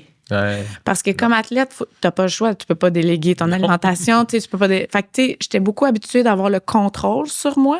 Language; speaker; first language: French; native; French